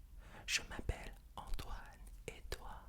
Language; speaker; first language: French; non-native, fluent; English